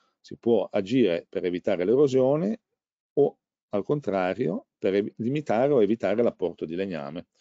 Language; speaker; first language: Italian; native; Italian